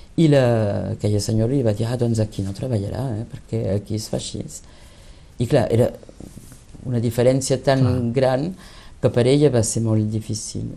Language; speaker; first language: Catalan; early bilingual, heritage; Catalan